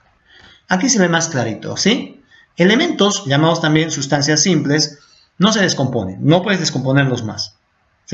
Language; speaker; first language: Spanish; native; Spanish